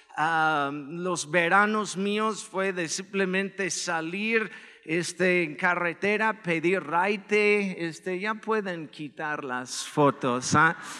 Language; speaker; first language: Spanish; non-native, fluent; English